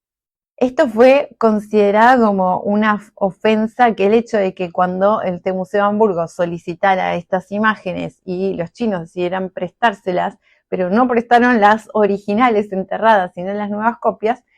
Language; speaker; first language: Spanish; native; Spanish